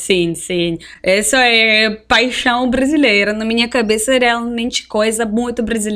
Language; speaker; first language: Portuguese; non-native, fluent; Russian